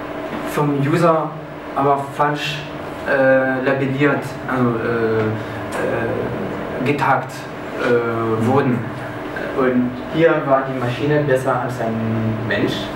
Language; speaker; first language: German; non-native, fluent; French